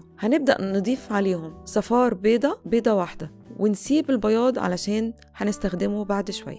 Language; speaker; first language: Arabic; native; Arabic